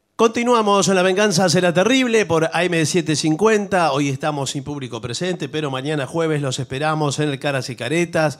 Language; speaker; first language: Spanish; native; Spanish